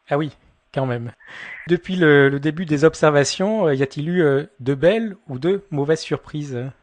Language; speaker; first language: French; native; French